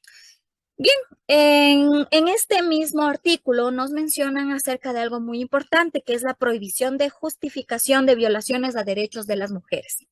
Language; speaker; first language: Spanish; native; Spanish